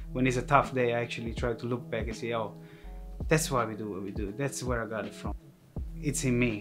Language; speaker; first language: English; non-native, fluent; Italian